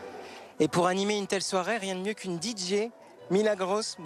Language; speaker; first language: French; native; French